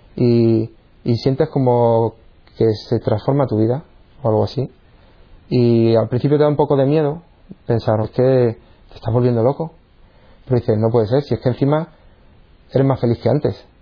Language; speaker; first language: Spanish; native; Spanish